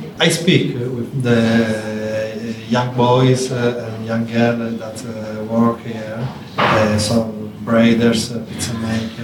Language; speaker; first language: English; non-native, learner; Italian